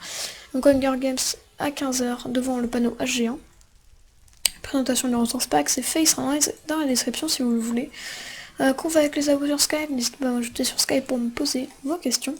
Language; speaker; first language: French; native; French